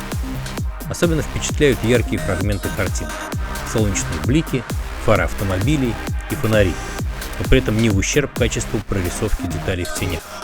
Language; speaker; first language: Russian; native; Russian